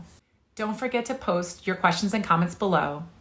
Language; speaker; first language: English; native; English